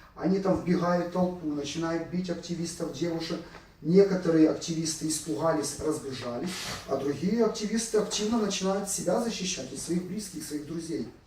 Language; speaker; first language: Russian; native; Russian